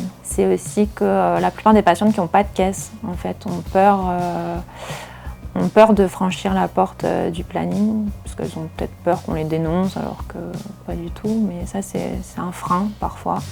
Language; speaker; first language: French; native; French